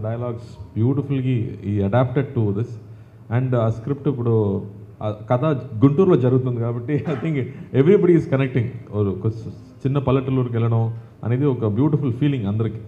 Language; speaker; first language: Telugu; non-native, fluent; Tamil